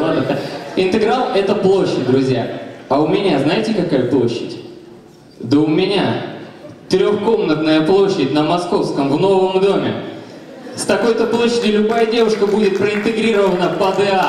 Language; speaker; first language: Russian; native; Russian